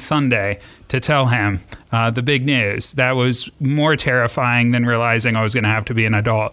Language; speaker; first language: English; native; English